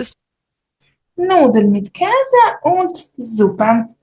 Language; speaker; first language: German; non-native, learner; Ukrainian